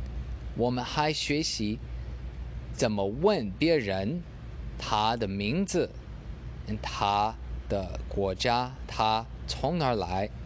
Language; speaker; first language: Chinese; non-native, learner; English